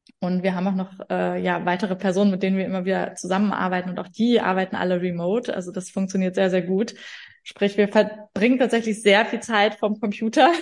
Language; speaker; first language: German; native; German